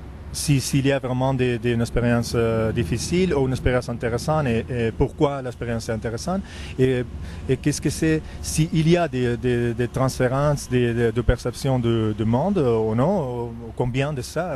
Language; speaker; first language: French; non-native, fluent; Spanish